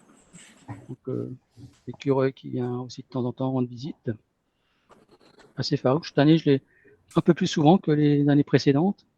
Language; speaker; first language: French; native; French